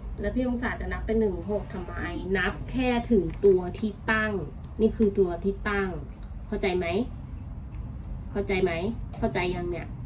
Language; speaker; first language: Thai; native; Thai